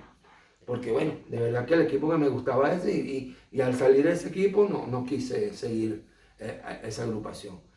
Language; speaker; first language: Spanish; native; Spanish